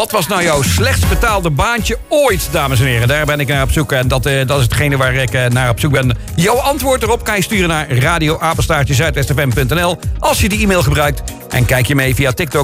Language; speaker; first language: Dutch; native; Dutch